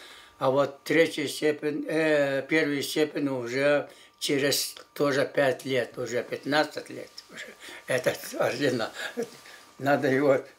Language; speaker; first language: Russian; non-native, local second language; Yakut